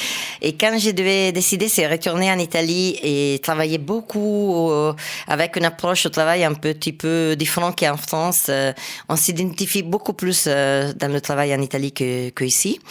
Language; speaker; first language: French; non-native, fluent; Italian